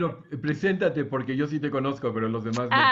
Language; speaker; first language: Spanish; native; Spanish